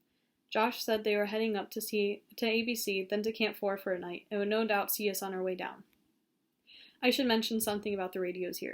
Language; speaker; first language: English; native; English